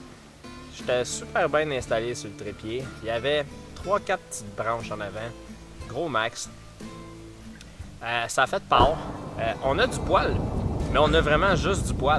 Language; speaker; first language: French; native; French